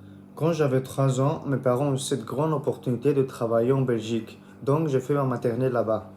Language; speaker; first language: French; early bilingual, other home language; Greek